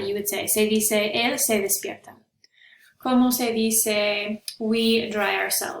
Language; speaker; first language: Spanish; non-native, fluent; English